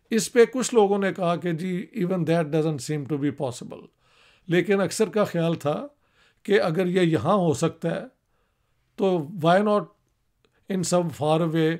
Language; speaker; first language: Urdu; non-native, local second language; Punjabi